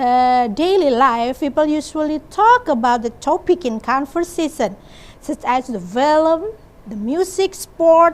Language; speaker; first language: English; non-native, learner; Indonesian